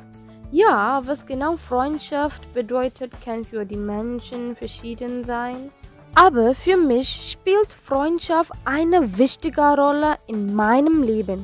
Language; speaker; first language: German; non-native, learner; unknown